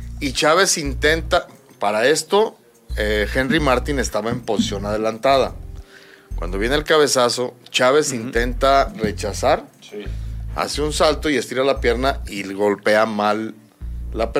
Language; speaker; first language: Spanish; native; Spanish